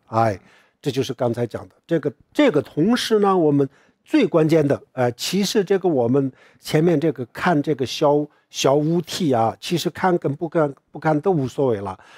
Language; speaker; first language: Chinese; non-native, local second language; Tibetan